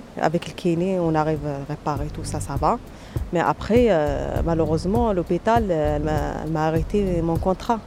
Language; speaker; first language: French; non-native, local second language; Arabic